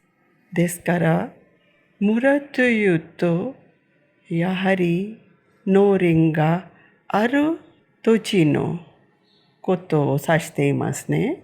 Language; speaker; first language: Japanese; non-native, fluent; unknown